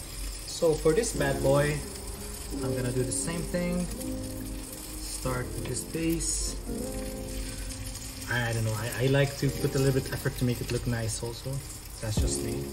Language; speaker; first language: English; non-native, local second language; Filipino